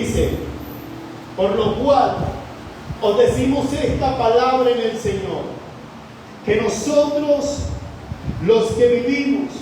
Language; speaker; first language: Spanish; native; Spanish